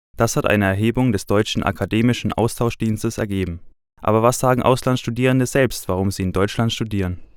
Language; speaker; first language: German; native; German